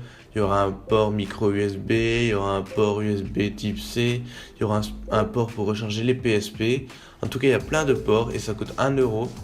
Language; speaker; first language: French; native; French